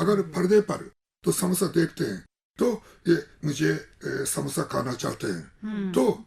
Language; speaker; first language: Hindi; non-native, fluent; Japanese